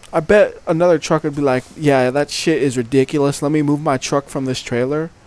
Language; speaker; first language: English; native; English